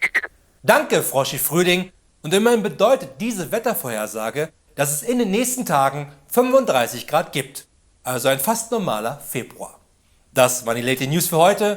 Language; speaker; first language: German; native; German